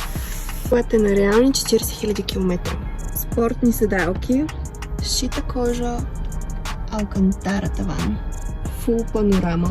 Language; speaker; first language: Bulgarian; native; Bulgarian